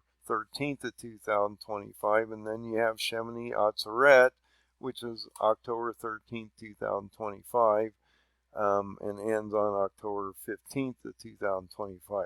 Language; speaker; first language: English; native; English